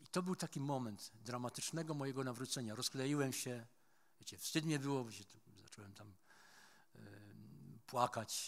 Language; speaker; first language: Polish; native; Polish